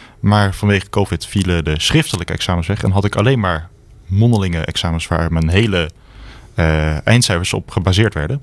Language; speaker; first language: Dutch; native; Dutch